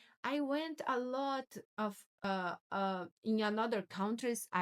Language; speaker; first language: English; non-native, learner; Portuguese